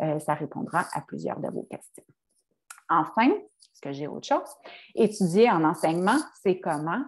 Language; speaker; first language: French; native; French